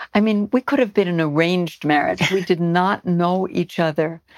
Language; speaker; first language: English; native; English